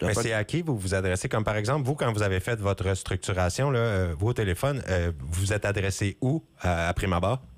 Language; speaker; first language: French; native; French